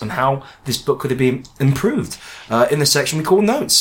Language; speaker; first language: English; native; English